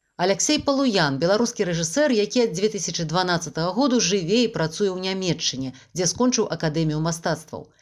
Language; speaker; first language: Belarusian; native; Belarusian